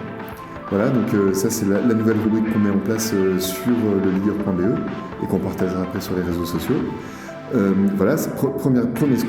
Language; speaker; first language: French; native; French